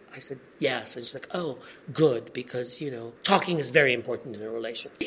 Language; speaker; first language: English; non-native, fluent; Polish